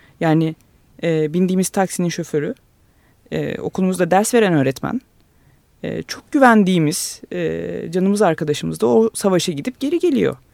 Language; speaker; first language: Turkish; native; Turkish